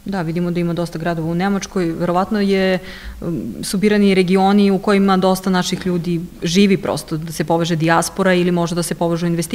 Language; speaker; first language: Serbian; native; Serbian